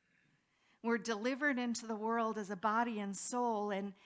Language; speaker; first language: English; native; English